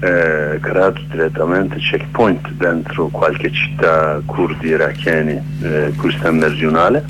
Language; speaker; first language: Italian; non-native, learner; Kurdish